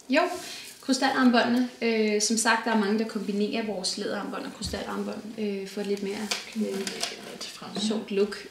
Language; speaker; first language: Danish; native; Danish